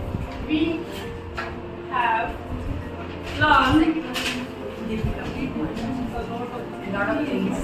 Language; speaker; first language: English; non-native, learner; Hindi